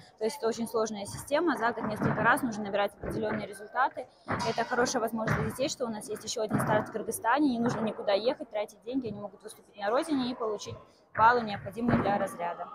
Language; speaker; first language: Russian; native; Russian